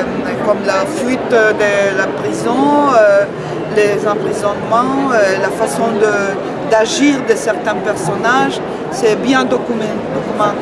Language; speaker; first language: French; non-native, fluent; Spanish